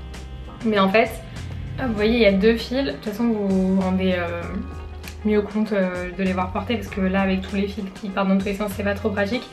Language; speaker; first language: French; native; French